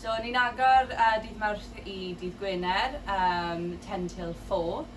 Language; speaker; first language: Welsh; non-native, local second language; English